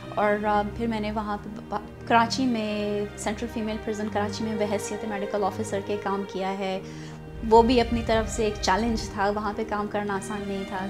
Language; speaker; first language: Urdu; non-native, local second language; Baluchi